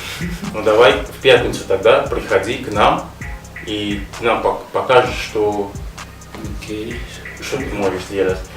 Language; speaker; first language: Russian; non-native, fluent; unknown